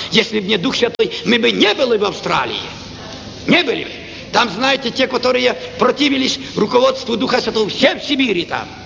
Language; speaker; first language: Russian; non-native, local second language; Ukrainian